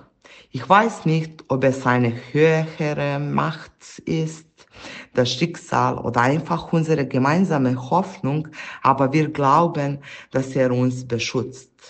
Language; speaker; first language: German; non-native, fluent; Serbian